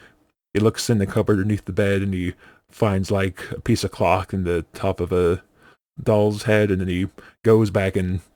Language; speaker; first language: English; native; English